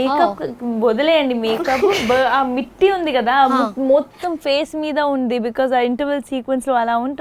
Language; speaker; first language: Telugu; non-native, local second language; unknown